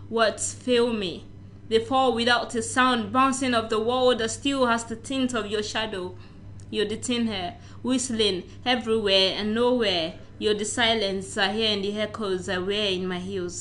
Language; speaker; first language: English; non-native, local second language; Yoruba